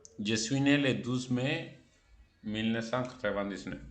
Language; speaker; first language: French; non-native, fluent; Spanish